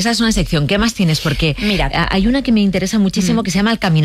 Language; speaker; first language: Spanish; native; Spanish